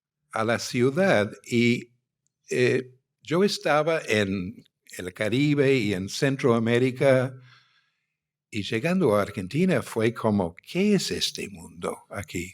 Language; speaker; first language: Spanish; non-native, fluent; English